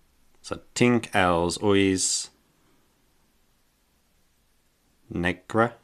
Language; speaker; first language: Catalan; non-native, learner; English